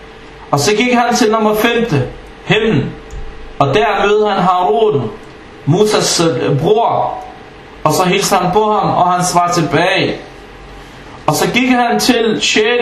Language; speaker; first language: Danish; non-native, fluent; Arabic